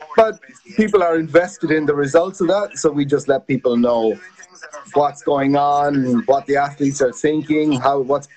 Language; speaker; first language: English; native; English